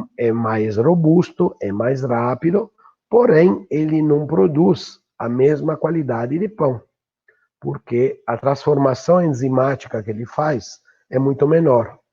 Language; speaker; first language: Portuguese; non-native, fluent; Italian